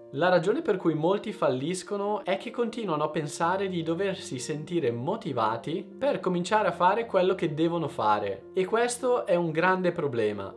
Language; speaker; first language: Italian; native; Italian